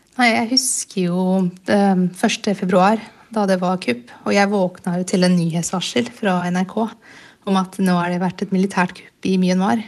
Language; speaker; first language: Norwegian; early bilingual, other home language; Burmese